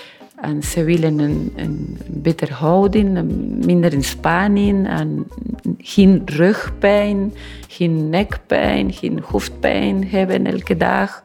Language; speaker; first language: Dutch; non-native, learner; Spanish